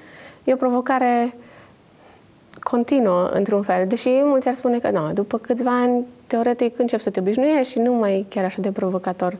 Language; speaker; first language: Romanian; native; Romanian